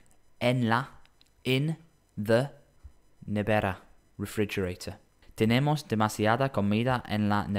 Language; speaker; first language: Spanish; non-native, learner; English